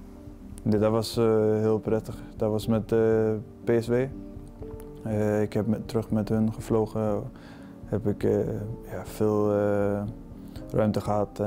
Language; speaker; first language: Dutch; non-native, fluent; Danish